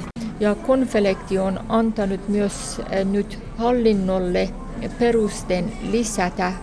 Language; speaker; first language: Finnish; non-native, fluent; Persian